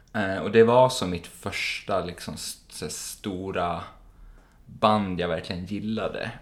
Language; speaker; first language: Swedish; native; Swedish